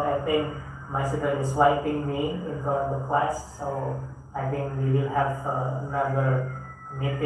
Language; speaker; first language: English; non-native, fluent; Indonesian